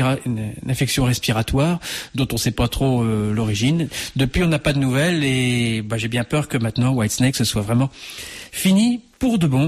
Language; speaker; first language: French; native; French